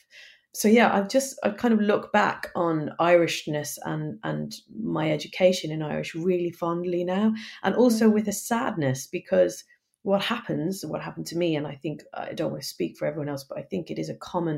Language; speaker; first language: English; native; English